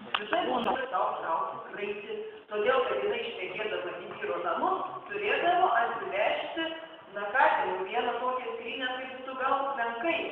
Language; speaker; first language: Lithuanian; native; Lithuanian